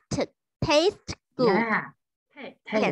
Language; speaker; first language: English; non-native, learner; Chinese